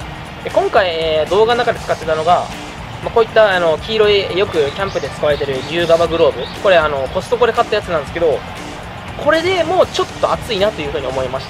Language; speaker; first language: Japanese; native; Japanese